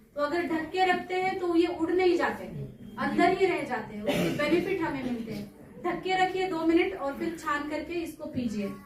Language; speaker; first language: Hindi; non-native, local second language; Marathi